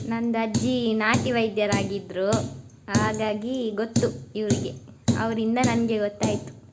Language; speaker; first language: Kannada; non-native, local second language; Tulu